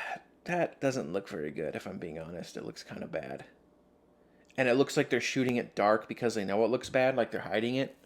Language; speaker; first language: English; native; English